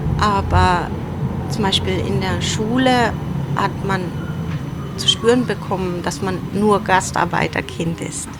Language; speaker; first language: German; early bilingual, other home language; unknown